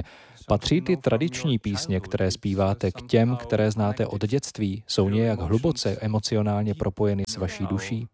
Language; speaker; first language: Czech; native; Czech